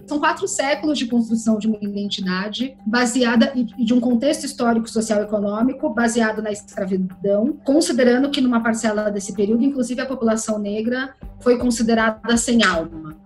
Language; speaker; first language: Portuguese; native; Portuguese